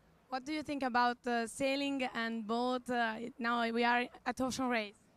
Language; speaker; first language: English; non-native, learner; Italian